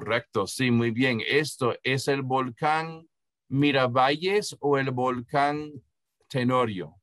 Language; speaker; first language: Spanish; non-native, fluent; English